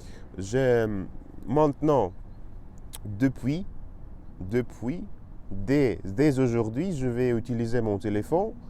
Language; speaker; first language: French; non-native, learner; Russian